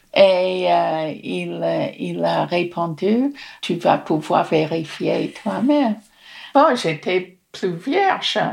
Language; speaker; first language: French; non-native, fluent; English